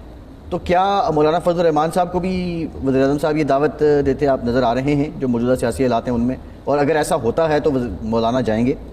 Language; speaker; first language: Urdu; native; Urdu